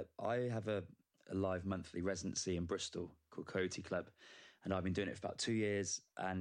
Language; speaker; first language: English; native; English